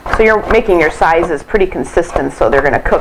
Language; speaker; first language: English; native; English